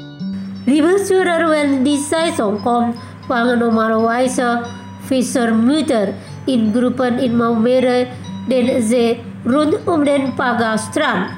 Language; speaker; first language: German; non-native, fluent; Indonesian